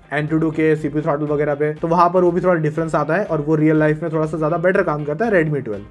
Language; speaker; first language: Hindi; native; Hindi